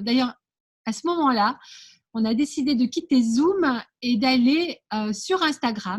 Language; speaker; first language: French; native; French